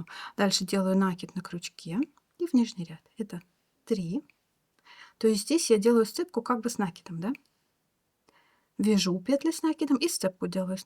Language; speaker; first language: Russian; native; Russian